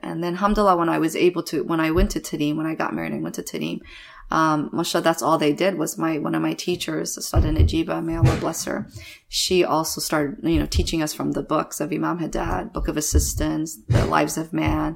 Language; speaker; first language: English; native; English